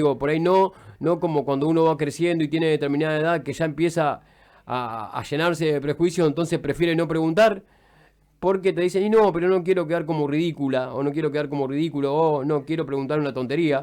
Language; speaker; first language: Spanish; native; Spanish